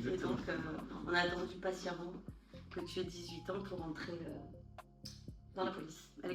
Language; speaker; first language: French; native; French